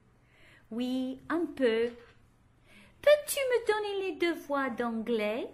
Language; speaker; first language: French; non-native, learner; English